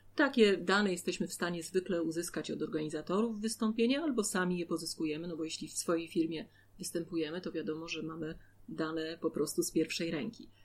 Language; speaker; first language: Polish; native; Polish